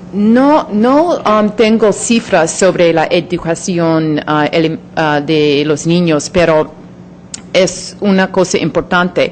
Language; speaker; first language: Spanish; non-native, fluent; English